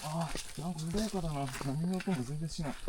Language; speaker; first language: Japanese; native; Japanese